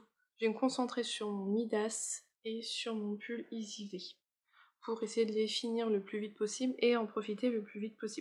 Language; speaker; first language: French; native; French